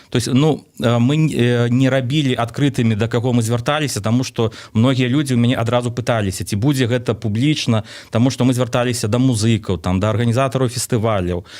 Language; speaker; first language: Belarusian; non-native, local second language; Russian